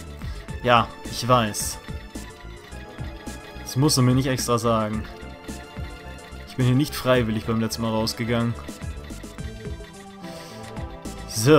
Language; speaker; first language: German; native; German